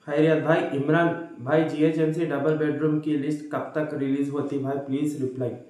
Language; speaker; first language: Hindi; non-native, local second language; Telugu